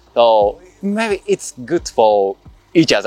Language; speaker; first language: English; non-native, learner; Japanese